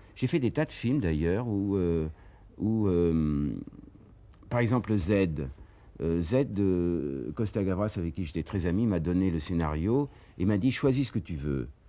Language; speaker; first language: French; native; French